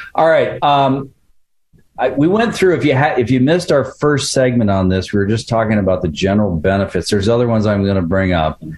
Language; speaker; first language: English; early bilingual, other home language; Ukrainian